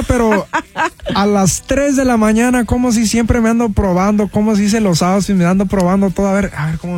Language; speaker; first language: Spanish; early bilingual, heritage; Spanish